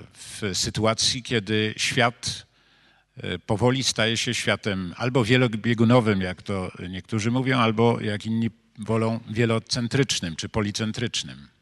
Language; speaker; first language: Polish; native; Polish